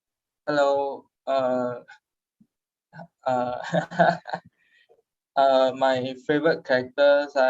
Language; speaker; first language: English; non-native, learner; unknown